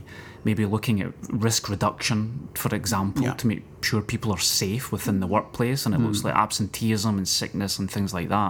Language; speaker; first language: English; native; English